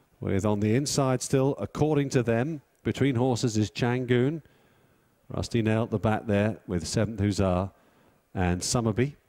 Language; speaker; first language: English; native; English